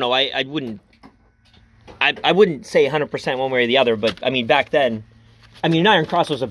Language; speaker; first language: English; native; English